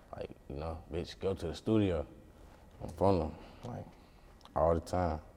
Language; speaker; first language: English; native; English